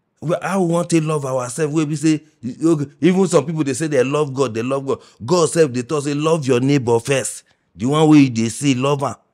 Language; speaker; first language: Nigerian Pidgin; non-native, local second language; Yoruba